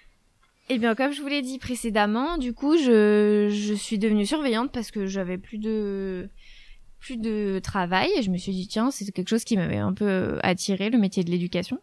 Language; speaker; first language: French; native; French